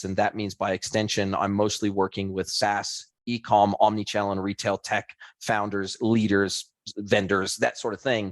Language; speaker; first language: English; native; English